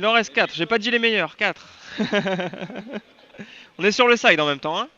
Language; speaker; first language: French; native; French